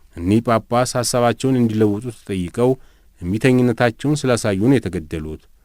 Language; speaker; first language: Amharic; native; Amharic